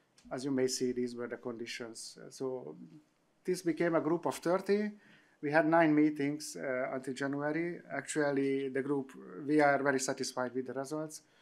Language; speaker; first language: English; non-native, fluent; Hungarian